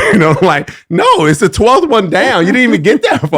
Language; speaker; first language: English; native; English